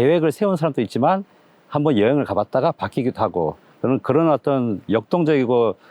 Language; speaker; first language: Korean; native; Korean